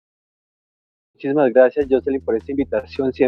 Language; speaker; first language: Spanish; native; Spanish